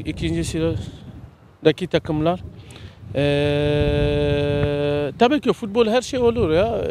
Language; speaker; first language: Turkish; non-native, learner; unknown